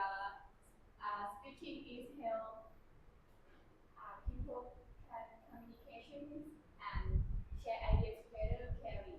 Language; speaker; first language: English; non-native, learner; Lao